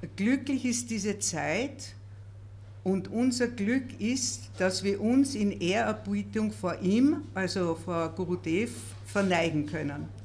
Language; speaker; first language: German; native; German